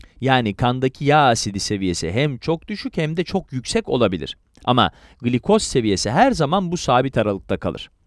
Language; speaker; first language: Turkish; native; Turkish